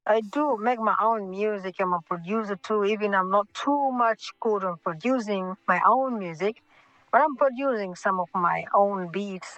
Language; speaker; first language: English; non-native, local second language; Swahili